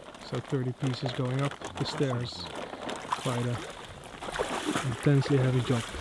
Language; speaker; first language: English; non-native, fluent; Dutch